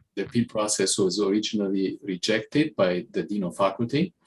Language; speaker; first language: English; non-native, fluent; Romanian